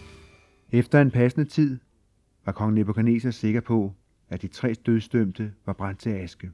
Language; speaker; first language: Danish; native; Danish